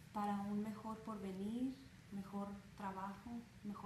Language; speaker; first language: Spanish; early bilingual, other home language; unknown